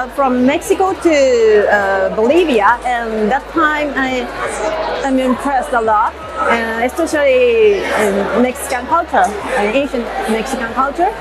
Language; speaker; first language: English; non-native, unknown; Japanese